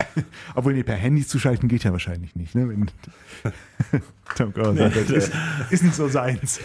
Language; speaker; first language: German; native; German